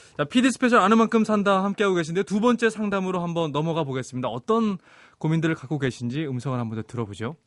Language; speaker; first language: Korean; native; Korean